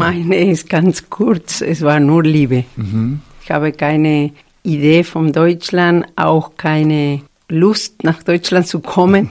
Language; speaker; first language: German; non-native, fluent; Spanish